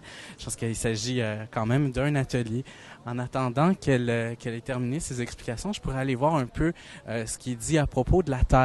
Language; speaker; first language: French; native; French